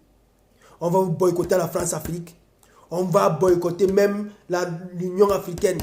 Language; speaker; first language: French; non-native, local second language; Basaa